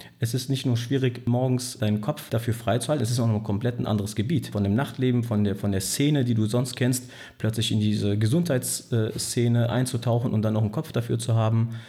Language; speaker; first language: German; early bilingual, other home language; Turkish